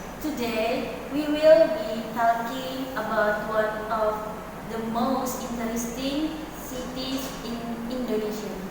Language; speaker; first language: English; non-native, learner; Indonesian